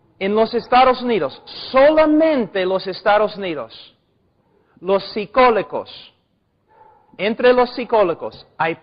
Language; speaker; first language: Spanish; non-native, fluent; English